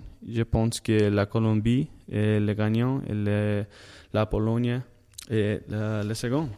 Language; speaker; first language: French; non-native, learner; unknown